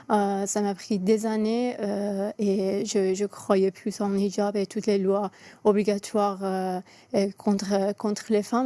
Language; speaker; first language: French; non-native, fluent; Persian